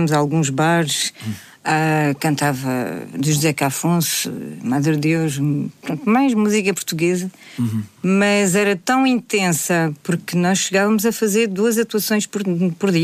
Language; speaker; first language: Portuguese; native; Portuguese